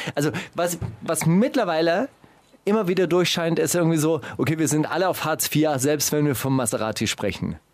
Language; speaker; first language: German; native; German